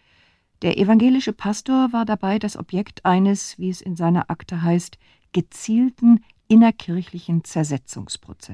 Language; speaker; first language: German; native; German